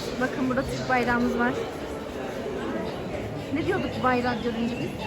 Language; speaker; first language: Turkish; native; Turkish